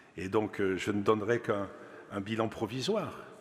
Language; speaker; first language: French; native; French